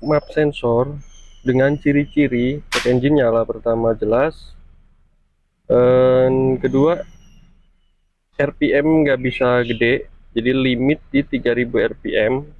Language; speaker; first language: Indonesian; native; Indonesian